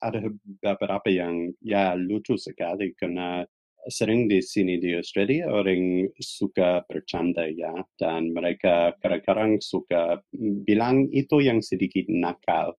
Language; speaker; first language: Indonesian; non-native, fluent; English